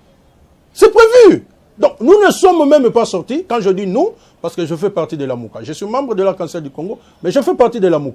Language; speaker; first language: French; non-native, local second language; Lingala